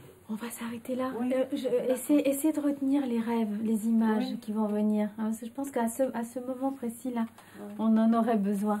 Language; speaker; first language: French; native; French